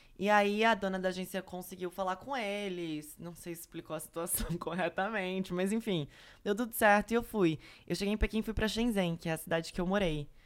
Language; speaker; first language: Portuguese; native; Portuguese